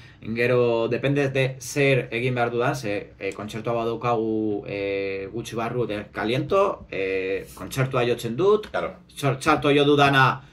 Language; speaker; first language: Basque; non-native, local second language; Spanish